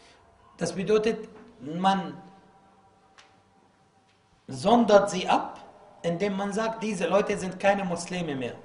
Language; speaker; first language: German; non-native, fluent; Arabic